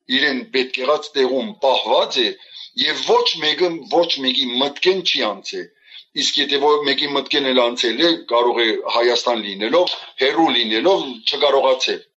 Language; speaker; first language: Armenian; early bilingual, heritage; Armenian